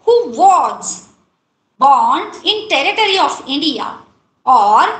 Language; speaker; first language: English; non-native, local second language; Marathi